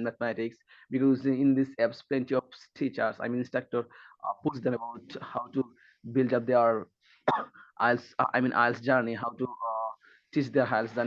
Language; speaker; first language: English; non-native, learner; Bangla